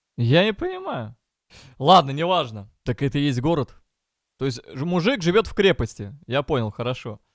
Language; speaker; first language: Russian; native; Russian